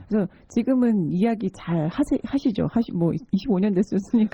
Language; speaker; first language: Korean; native; Korean